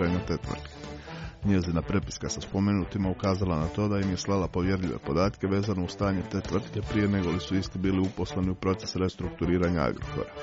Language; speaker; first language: Croatian; native; Croatian